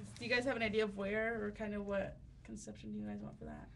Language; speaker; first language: English; early bilingual, other home language; Spanish